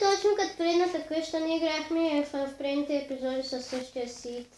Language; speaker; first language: Bulgarian; native; Bulgarian